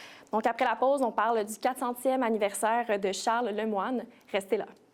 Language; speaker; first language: French; native; French